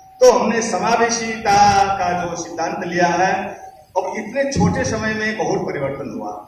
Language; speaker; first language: Hindi; non-native, fluent; Nepali